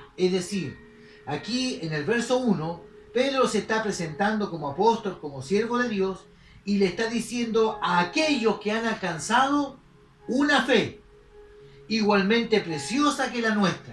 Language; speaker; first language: Spanish; native; Spanish